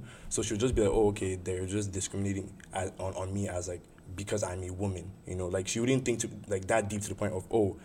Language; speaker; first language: English; non-native, local second language; Igbo